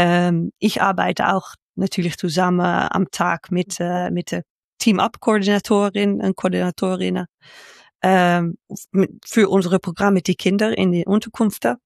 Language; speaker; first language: German; non-native, fluent; Dutch